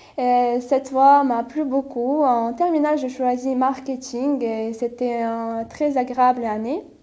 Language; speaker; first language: French; non-native, fluent; Ukrainian